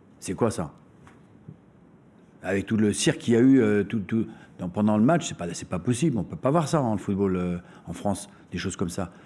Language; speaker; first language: French; native; French